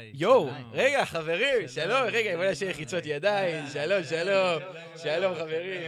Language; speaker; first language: Hebrew; native; Hebrew